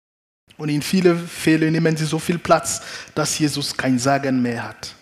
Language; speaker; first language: German; non-native, fluent; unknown